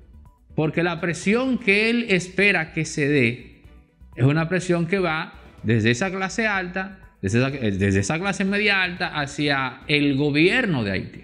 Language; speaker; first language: Spanish; native; Spanish